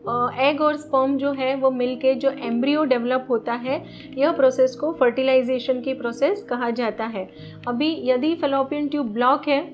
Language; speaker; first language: Hindi; non-native, local second language; Gujarati